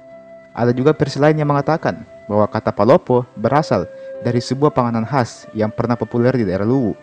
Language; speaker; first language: Indonesian; native; Indonesian